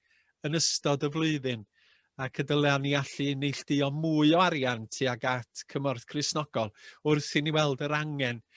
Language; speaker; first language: Welsh; native; Welsh